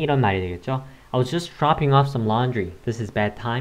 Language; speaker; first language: English; non-native, fluent; Korean